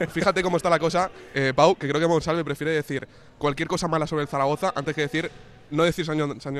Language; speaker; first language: Spanish; native; Spanish